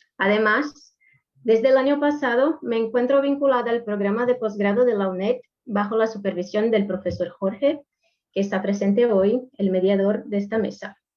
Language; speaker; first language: Spanish; non-native, fluent; Portuguese